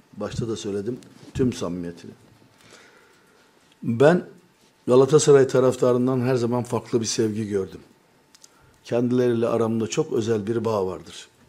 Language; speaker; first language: Turkish; native; Turkish